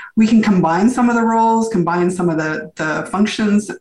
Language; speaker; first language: English; native; English